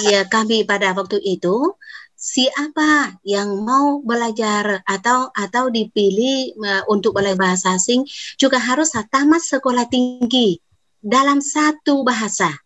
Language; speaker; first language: Indonesian; non-native, fluent; Vietnamese